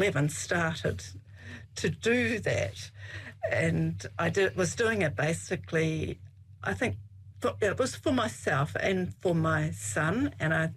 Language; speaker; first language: English; native; English